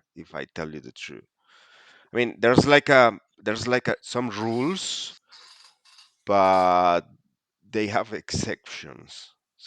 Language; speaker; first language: English; non-native, fluent; Spanish